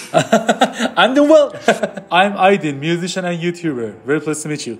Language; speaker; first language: English; non-native, learner; Persian